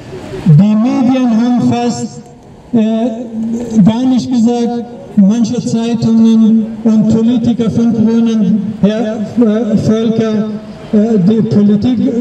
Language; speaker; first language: German; non-native, learner; Persian